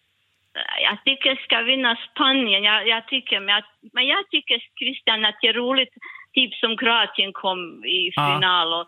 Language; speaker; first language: Swedish; non-native, learner; Bosnian